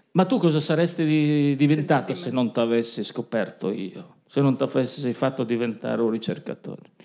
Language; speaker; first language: Italian; native; Italian